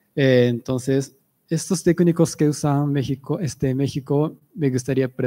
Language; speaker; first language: Spanish; non-native, fluent; Japanese